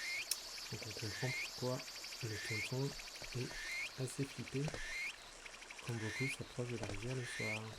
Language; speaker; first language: French; native; French